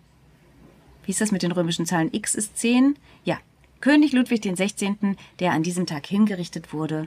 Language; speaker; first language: German; native; German